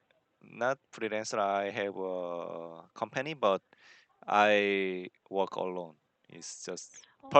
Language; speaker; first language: English; non-native, learner; Korean